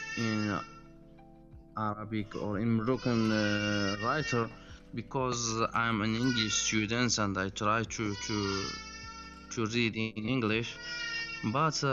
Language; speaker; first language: English; non-native, learner; Arabic